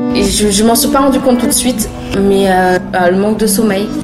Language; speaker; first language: French; native; French